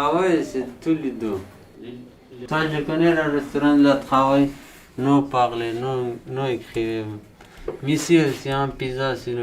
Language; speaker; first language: French; non-native, learner; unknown